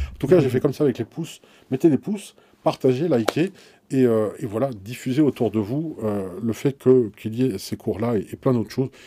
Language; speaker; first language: French; native; French